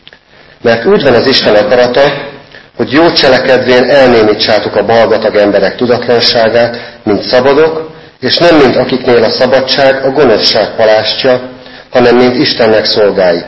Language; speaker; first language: Hungarian; native; Hungarian